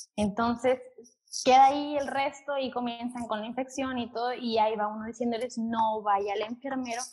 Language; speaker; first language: Spanish; native; Spanish